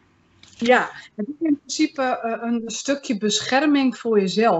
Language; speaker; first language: Dutch; native; Dutch